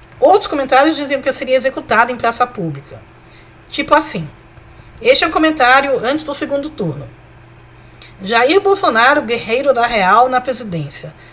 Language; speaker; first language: Portuguese; early bilingual, other home language; Spanish